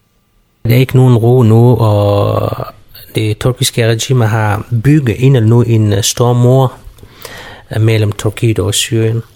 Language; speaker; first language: Danish; non-native, learner; Kurdish